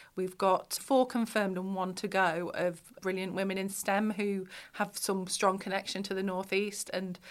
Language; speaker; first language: English; native; English